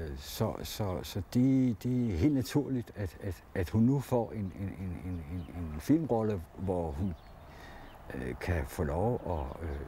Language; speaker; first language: Danish; native; Danish